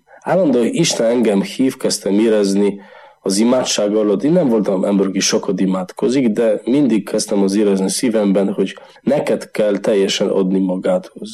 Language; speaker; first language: Hungarian; non-native, learner; Polish